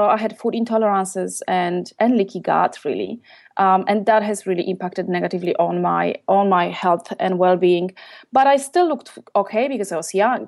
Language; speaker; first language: English; non-native, fluent; Polish